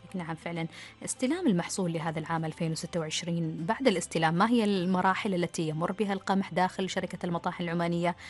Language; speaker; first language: Arabic; native; Arabic